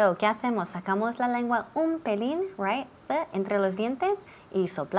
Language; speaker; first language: Spanish; non-native, fluent; English